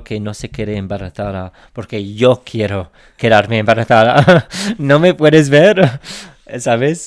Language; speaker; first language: Spanish; non-native, fluent; English